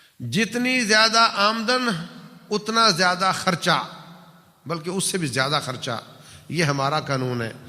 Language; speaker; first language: Urdu; non-native, local second language; Punjabi